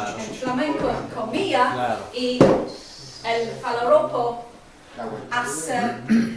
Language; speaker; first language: Spanish; non-native, learner; English